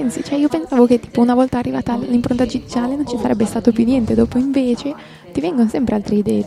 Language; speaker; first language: Italian; native; Italian